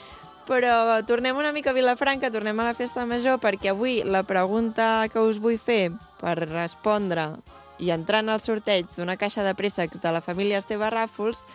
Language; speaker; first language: Catalan; native; Catalan